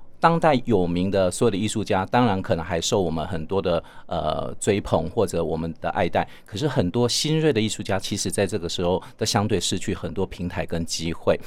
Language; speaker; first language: Chinese; native; Chinese